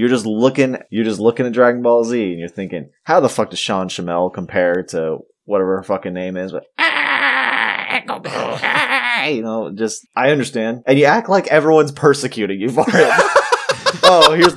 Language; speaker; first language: English; native; English